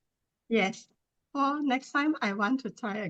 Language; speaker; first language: English; non-native, learner; Thai